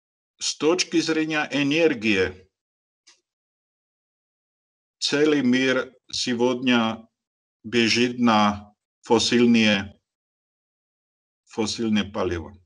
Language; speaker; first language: Russian; non-native, learner; Slovak